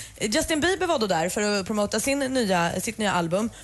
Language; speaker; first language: Swedish; native; Swedish